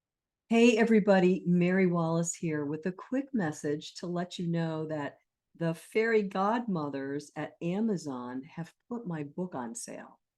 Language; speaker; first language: English; native; English